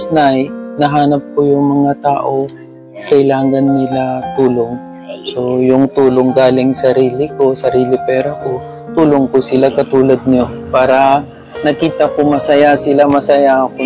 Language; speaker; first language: Filipino; non-native, learner; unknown